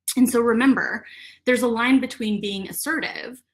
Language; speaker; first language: English; native; English